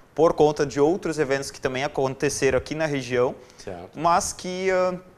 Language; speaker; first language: Portuguese; native; Portuguese